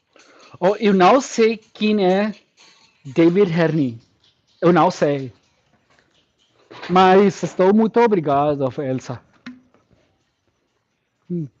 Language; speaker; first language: Portuguese; non-native, learner; English